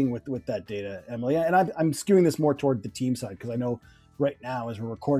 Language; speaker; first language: English; native; English